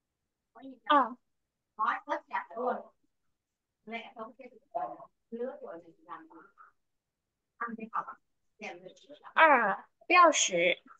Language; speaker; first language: Chinese; non-native, learner; Vietnamese